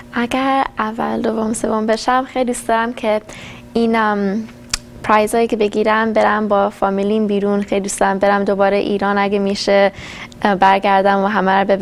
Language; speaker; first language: Persian; early bilingual, heritage; Persian